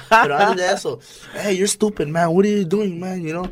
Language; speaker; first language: English; native; English